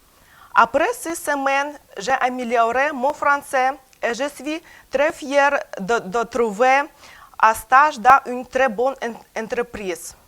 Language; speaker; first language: French; non-native, learner; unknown